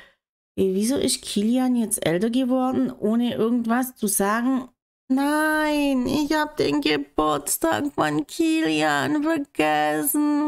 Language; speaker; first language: German; native; German